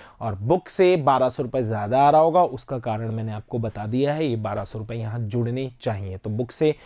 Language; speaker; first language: Hindi; native; Hindi